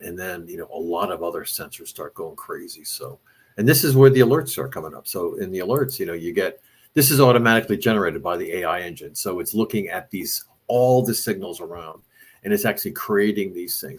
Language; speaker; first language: English; native; English